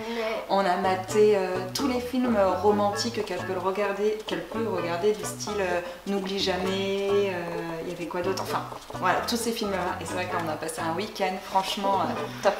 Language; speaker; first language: French; native; French